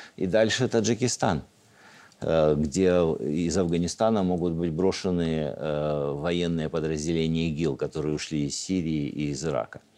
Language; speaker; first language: Russian; native; Russian